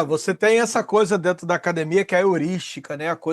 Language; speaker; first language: Portuguese; native; Portuguese